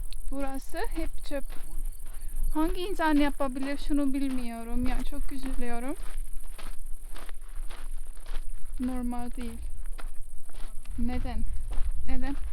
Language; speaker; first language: Turkish; non-native, learner; Estonian